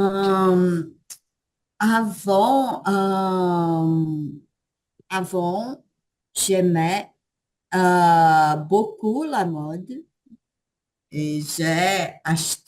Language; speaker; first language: French; non-native, learner; Portuguese